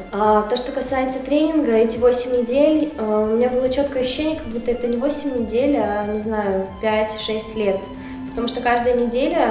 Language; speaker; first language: Russian; native; Russian